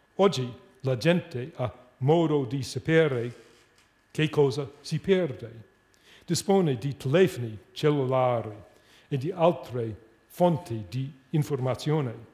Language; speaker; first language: Italian; non-native, fluent; English